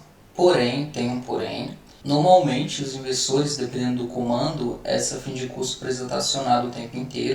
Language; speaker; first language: Portuguese; native; Portuguese